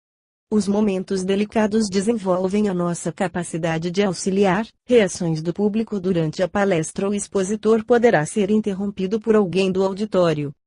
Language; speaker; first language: Portuguese; native; Portuguese